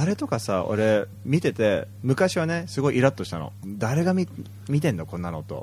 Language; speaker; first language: Japanese; early bilingual, heritage; Japanese